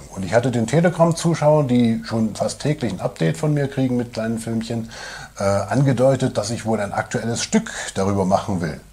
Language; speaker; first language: German; native; German